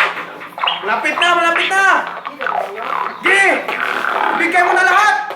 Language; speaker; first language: Filipino; non-native, local second language; Cebuano